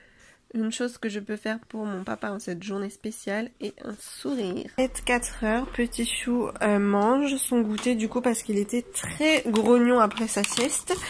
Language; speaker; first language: French; native; French